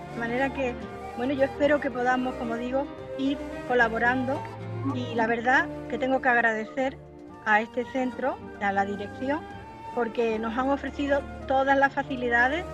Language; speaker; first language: Spanish; native; Spanish